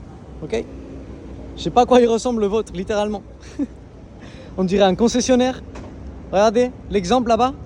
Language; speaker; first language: French; native; French